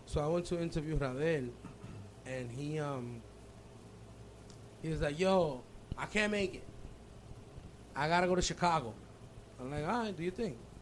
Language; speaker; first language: English; early bilingual, other home language; Spanish